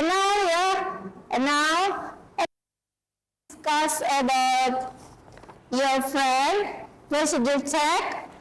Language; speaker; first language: English; non-native, learner; Indonesian